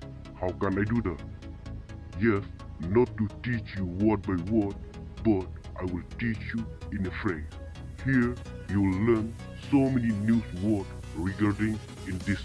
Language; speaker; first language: English; non-native, local second language; Khasi